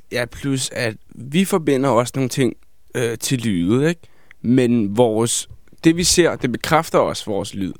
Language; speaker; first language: Danish; native; Danish